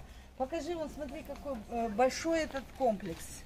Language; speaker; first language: Russian; native; Russian